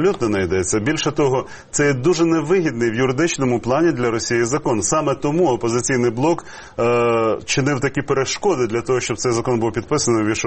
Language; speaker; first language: Ukrainian; native; Ukrainian